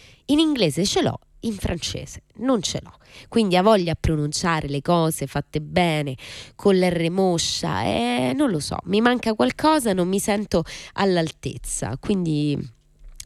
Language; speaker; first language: Italian; native; Italian